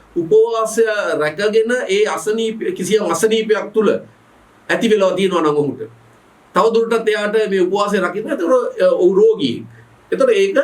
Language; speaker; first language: Sinhala; non-native, local second language; Tamil